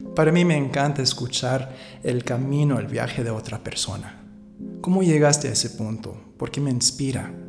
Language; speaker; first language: Spanish; early bilingual, heritage; Spanish